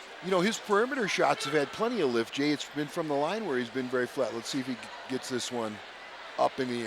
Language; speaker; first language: English; native; English